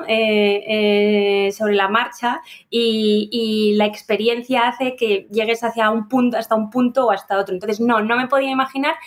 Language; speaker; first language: Spanish; native; Spanish